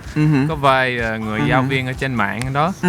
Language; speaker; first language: Vietnamese; non-native, learner; English